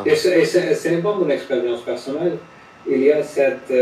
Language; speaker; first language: French; non-native, fluent; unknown